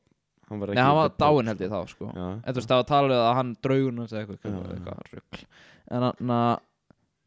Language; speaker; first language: Icelandic; native; Icelandic